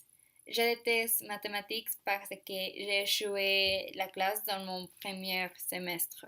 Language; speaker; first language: French; non-native, learner; Spanish